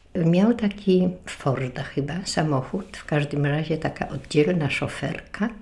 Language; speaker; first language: Polish; native; Polish